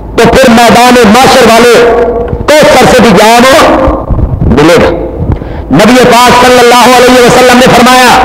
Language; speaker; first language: Urdu; non-native, local second language; Punjabi